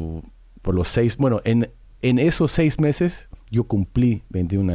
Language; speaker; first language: Spanish; early bilingual, heritage; English